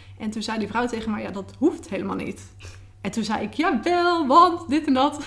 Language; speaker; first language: Dutch; native; Dutch